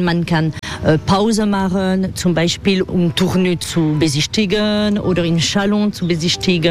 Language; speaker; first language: German; non-native, learner; French